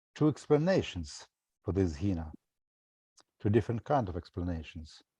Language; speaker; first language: English; non-native, fluent; Russian